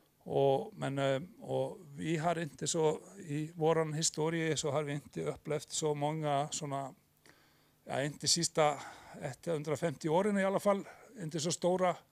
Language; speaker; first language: Swedish; non-native, fluent; Icelandic